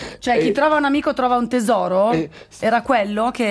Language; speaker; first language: Italian; native; Italian